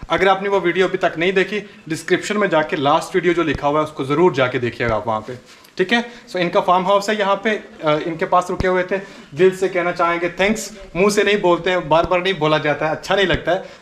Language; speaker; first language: Hindi; native; Hindi